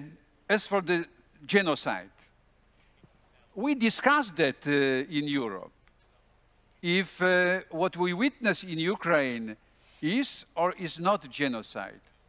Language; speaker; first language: English; non-native, fluent; Polish